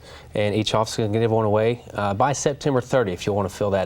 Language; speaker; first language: English; native; English